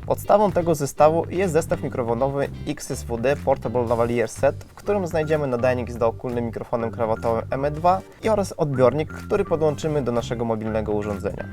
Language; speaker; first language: Polish; native; Polish